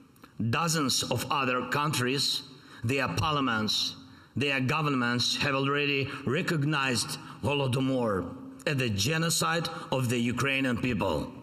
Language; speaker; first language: English; non-native, fluent; Ukrainian